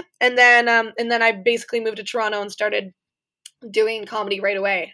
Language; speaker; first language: English; native; English